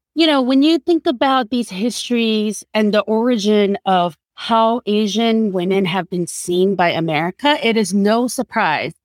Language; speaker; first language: English; non-native, fluent; Korean